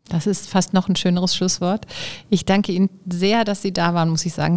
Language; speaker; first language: German; native; German